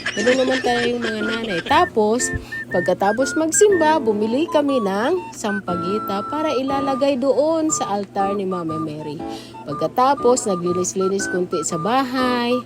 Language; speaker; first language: Filipino; non-native, local second language; Cebuano